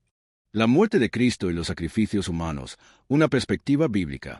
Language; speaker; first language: Spanish; native; Spanish